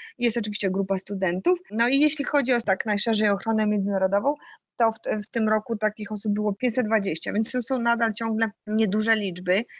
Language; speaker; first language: Polish; native; Polish